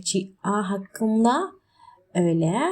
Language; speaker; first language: Turkish; non-native, learner; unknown